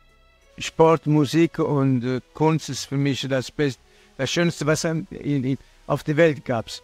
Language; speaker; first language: German; non-native, fluent; Italian